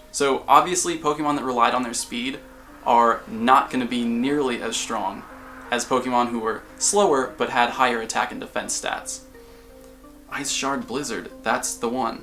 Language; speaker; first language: English; native; English